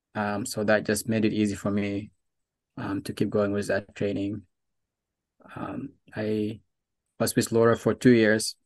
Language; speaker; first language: English; non-native, local second language; Arabic